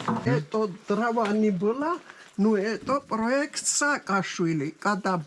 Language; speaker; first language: Russian; non-native, fluent; Georgian